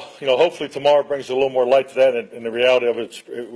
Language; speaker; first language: English; native; English